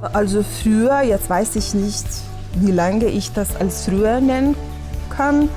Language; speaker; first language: German; non-native, fluent; Lithuanian